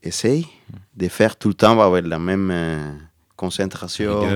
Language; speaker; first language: French; non-native, learner; Spanish